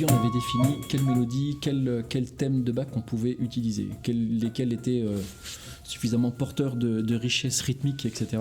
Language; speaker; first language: French; native; French